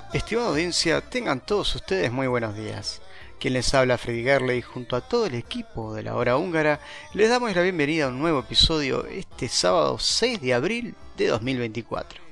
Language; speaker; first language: Spanish; native; Spanish